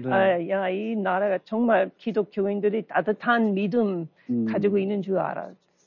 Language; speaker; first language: Korean; non-native, learner; English